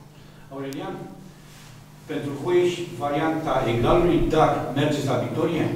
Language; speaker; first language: Romanian; native; Romanian